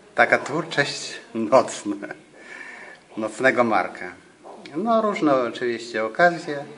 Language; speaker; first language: Polish; non-native, fluent; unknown